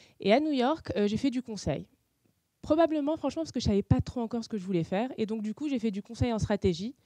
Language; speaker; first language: French; non-native, local second language; Arabic